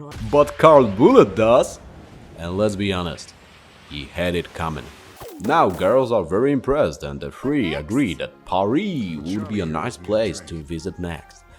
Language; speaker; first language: English; non-native, fluent; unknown